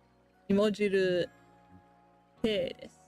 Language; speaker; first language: Japanese; non-native, learner; English